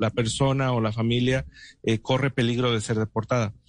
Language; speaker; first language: Spanish; early bilingual, heritage; Spanish